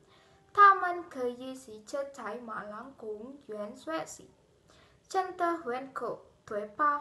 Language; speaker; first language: Chinese; non-native, learner; Indonesian